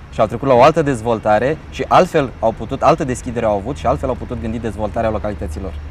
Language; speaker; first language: Romanian; native; Romanian